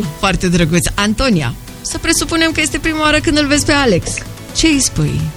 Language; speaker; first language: Romanian; native; Romanian